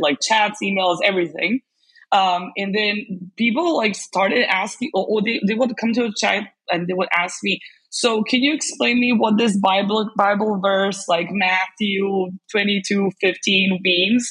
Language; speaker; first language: English; non-native, fluent; Serbian